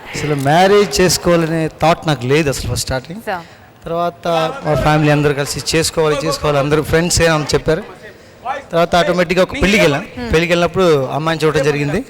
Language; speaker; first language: Telugu; native; Telugu